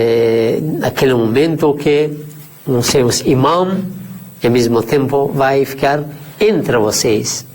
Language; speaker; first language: Portuguese; non-native, fluent; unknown